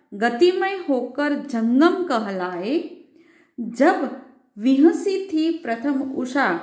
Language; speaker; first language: Hindi; non-native, local second language; Gujarati